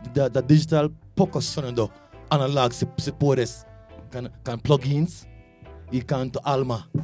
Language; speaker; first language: Spanish; non-native, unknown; Jamaican Creole English